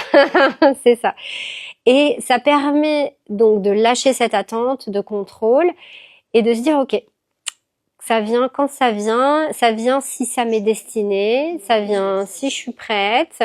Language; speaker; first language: French; native; French